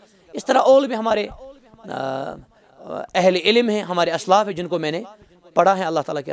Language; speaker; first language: Hindi; non-native, local second language; Kashmiri